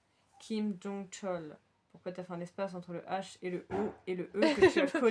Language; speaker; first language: French; native; French